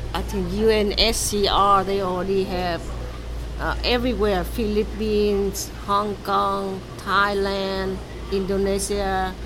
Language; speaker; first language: English; non-native, learner; Vietnamese